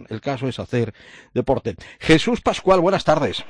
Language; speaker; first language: Spanish; native; Spanish